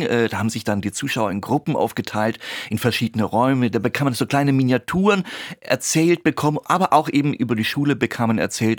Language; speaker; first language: German; native; German